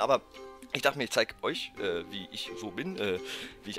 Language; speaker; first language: German; native; German